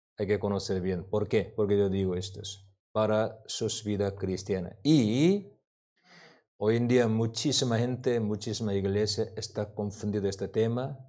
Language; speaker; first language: Spanish; non-native, learner; Korean